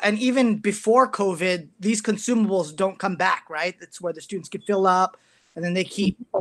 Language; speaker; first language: English; native; English